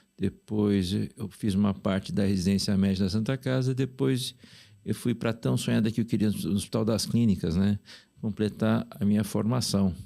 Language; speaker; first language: Portuguese; early bilingual, other home language; Korean